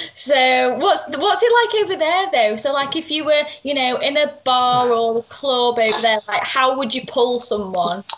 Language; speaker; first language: English; native; English